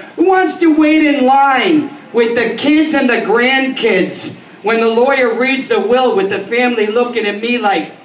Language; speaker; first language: English; native; English